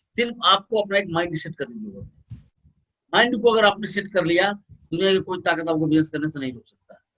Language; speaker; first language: Hindi; native; Hindi